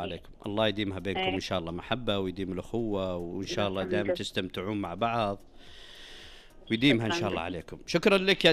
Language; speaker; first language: Arabic; native; Arabic